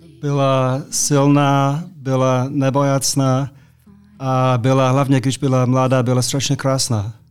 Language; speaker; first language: Czech; non-native, fluent; English